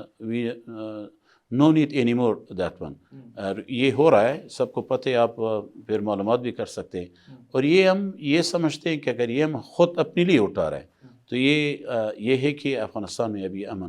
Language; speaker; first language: Hindi; non-native, fluent; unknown